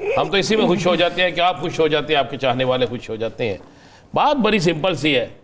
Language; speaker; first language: Urdu; native; Urdu